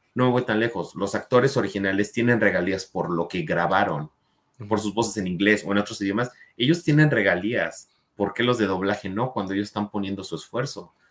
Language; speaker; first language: Spanish; native; Spanish